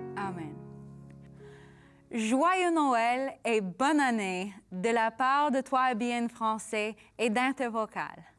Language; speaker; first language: French; non-native, learner; English